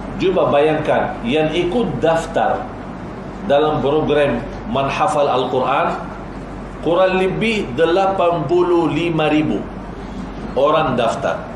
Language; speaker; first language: Malay; non-native, fluent; Arabic